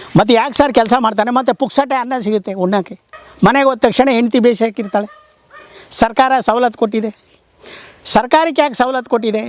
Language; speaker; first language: Kannada; native; Kannada